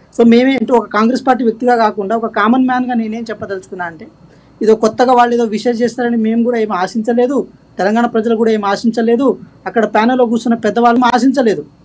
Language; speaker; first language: Telugu; native; Telugu